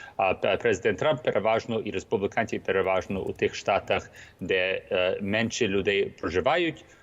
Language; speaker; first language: Ukrainian; early bilingual, heritage; Ukrainian